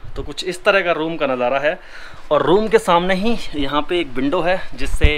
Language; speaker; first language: Hindi; native; Hindi